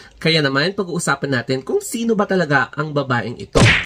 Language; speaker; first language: Filipino; native; Filipino